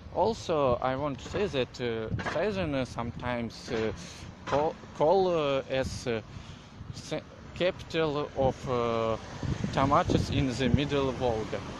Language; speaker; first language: English; non-native, learner; Russian